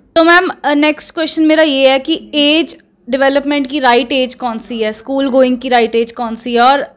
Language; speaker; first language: Hindi; non-native, local second language; Punjabi